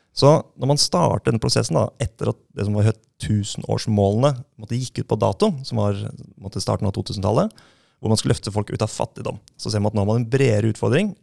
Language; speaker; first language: Norwegian; native; Norwegian